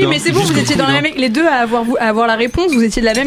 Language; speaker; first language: French; native; French